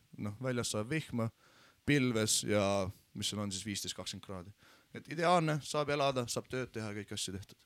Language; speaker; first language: Estonian; native; Estonian